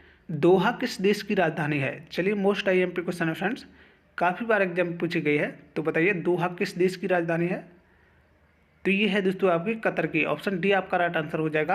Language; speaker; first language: Hindi; native; Hindi